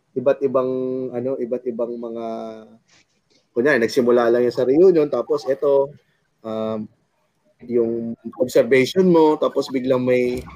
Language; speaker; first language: Filipino; native; Filipino